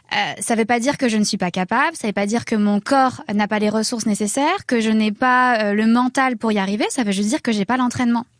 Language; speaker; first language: French; native; French